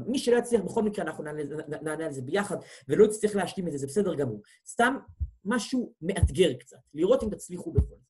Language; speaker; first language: Hebrew; native; Hebrew